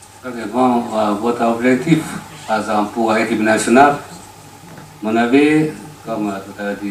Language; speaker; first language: French; non-native, learner; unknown